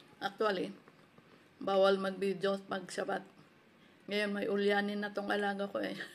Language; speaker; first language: Filipino; native; Filipino